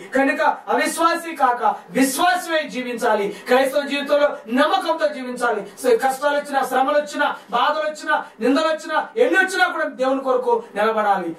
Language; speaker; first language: Telugu; non-native, local second language; Lambadi